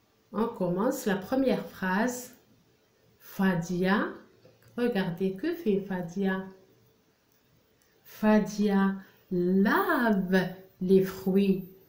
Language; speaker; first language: French; non-native, local second language; Arabic